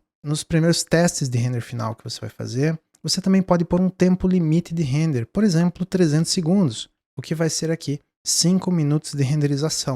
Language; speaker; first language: Portuguese; native; Portuguese